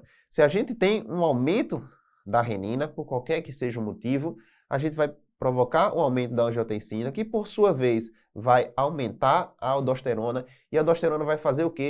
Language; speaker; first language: Portuguese; native; Portuguese